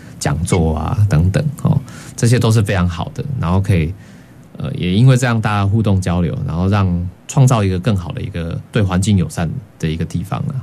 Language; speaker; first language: Chinese; native; Chinese